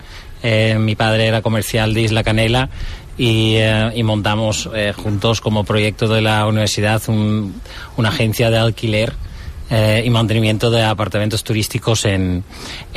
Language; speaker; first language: Spanish; non-native, fluent; Dutch